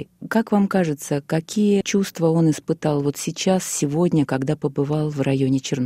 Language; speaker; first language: Russian; native; Russian